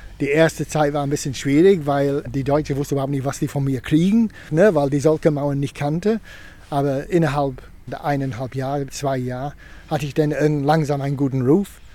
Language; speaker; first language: German; non-native, fluent; English